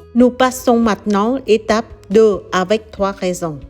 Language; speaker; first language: French; non-native, learner; Vietnamese